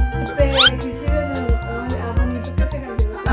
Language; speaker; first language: Korean; non-native, learner; Spanish